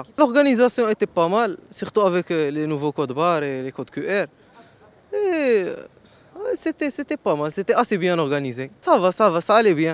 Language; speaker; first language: French; non-native, local second language; Arabic